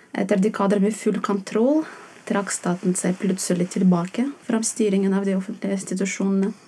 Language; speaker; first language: Norwegian; non-native, fluent; Russian